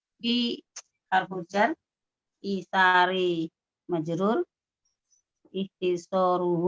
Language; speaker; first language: Arabic; non-native, learner; Indonesian